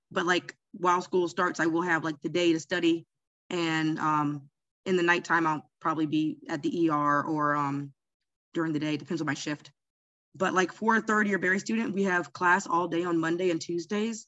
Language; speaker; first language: English; native; English